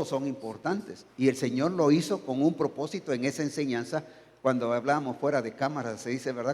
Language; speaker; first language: Spanish; native; Spanish